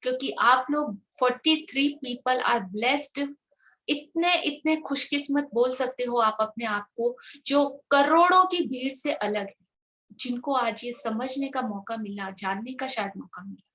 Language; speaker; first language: Hindi; native; Hindi